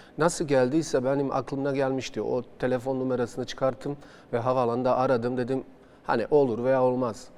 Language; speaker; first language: Turkish; non-native, fluent; Bosnian